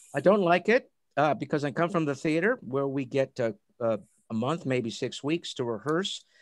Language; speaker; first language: English; native; English